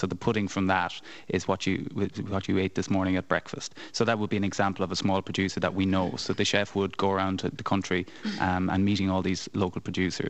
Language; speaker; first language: English; native; English